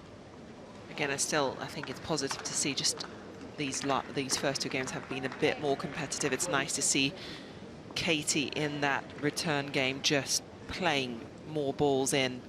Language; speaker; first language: English; native; English